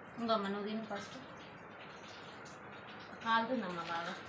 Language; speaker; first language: Telugu; native; Telugu